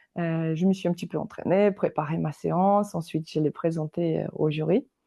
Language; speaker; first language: French; non-native, fluent; Polish